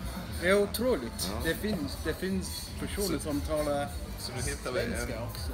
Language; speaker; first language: Swedish; non-native, learner; Italian